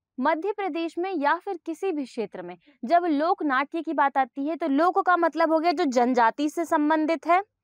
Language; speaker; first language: Hindi; native; Hindi